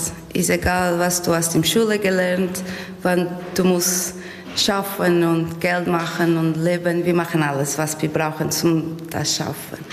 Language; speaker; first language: German; non-native, learner; Portuguese